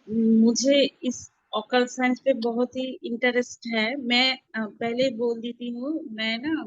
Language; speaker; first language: Hindi; non-native, local second language; Bangla